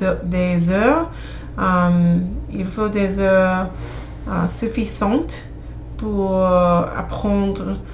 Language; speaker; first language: French; non-native, learner; English